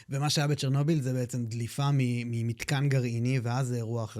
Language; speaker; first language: Hebrew; native; Hebrew